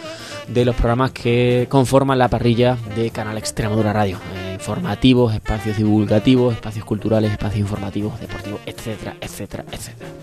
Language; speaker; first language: Spanish; native; Spanish